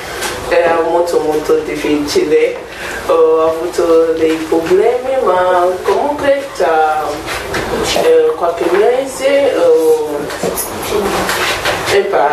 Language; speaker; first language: Italian; non-native, learner; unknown